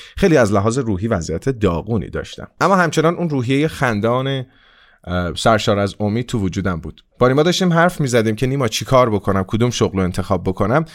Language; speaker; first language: Persian; non-native, local second language; Kurdish